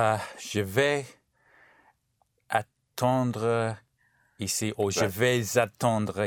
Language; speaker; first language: French; non-native, learner; English